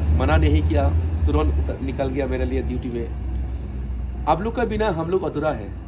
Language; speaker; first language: Hindi; non-native, local second language; Kok Borok